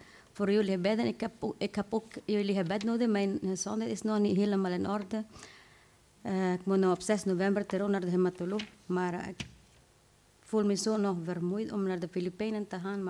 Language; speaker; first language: Dutch; non-native, fluent; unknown